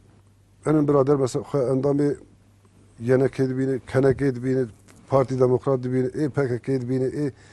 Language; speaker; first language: Kurdish; native; Kurdish